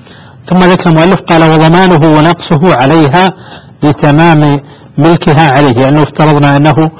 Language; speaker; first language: Arabic; native; Arabic